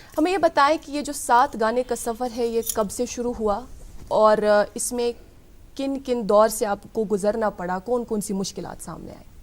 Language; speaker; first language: Hindi; non-native, local second language; Kashmiri